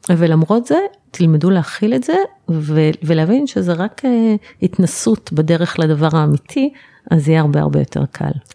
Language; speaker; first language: Hebrew; native; Hebrew